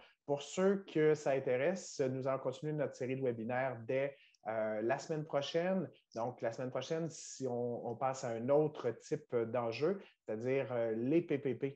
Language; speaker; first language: French; native; French